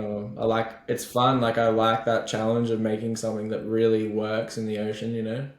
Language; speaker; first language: English; native; English